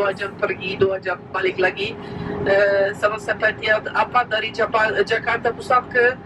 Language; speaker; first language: Indonesian; non-native, fluent; Turkish